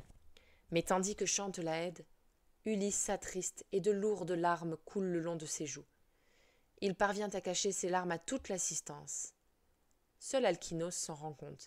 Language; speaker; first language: French; native; French